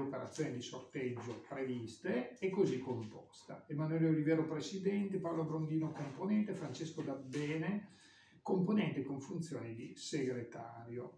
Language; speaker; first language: Italian; native; Italian